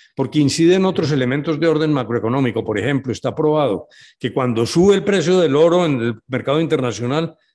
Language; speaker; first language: Spanish; native; Spanish